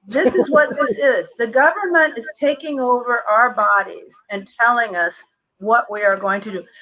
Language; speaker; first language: English; native; English